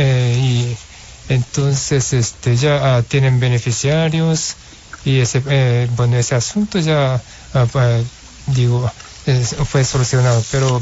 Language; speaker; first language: Spanish; non-native, fluent; Japanese